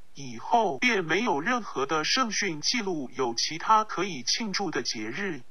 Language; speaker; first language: Chinese; non-native, local second language; Cantonese